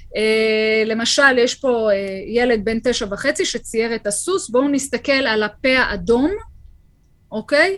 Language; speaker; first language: Hebrew; native; Hebrew